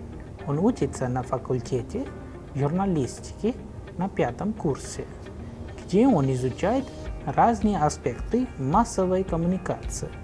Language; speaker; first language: Russian; non-native, fluent; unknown